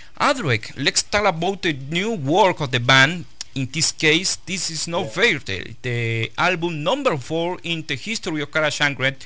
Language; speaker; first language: English; non-native, learner; Spanish